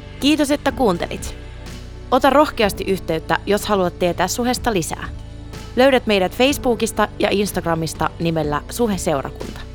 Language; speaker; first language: Finnish; native; Finnish